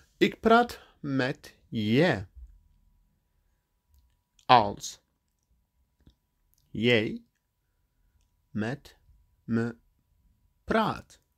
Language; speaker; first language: Dutch; non-native, learner; Turkish